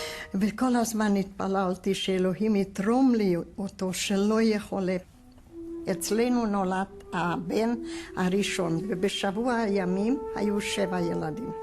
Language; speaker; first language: Hebrew; non-native, fluent; Hungarian